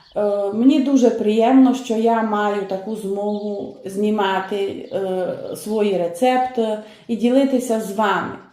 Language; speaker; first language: Ukrainian; native; Ukrainian